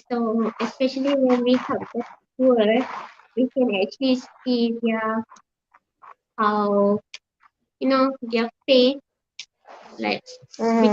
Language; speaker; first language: English; non-native, fluent; Malay